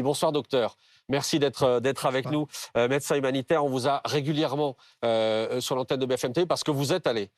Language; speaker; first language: French; native; French